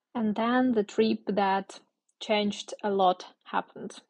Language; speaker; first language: English; non-native, fluent; Ukrainian